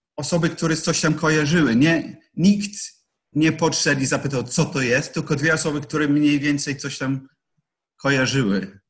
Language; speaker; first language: Polish; non-native, fluent; English